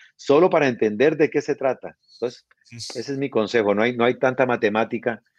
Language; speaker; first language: Spanish; native; Spanish